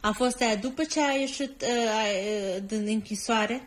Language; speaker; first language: Romanian; non-native, fluent; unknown